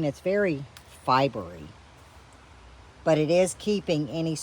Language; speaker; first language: English; native; English